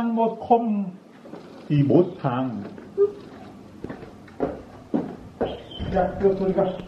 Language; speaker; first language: Vietnamese; non-native, learner; Korean